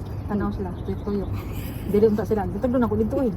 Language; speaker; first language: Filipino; non-native, local second language; Cebuano